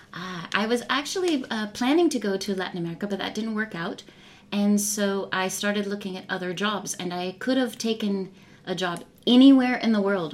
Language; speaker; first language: English; native; English